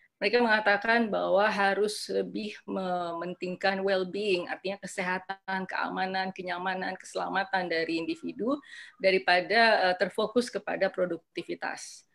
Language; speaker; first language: Indonesian; native; Indonesian